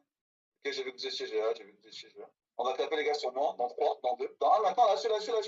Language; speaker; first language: French; native; French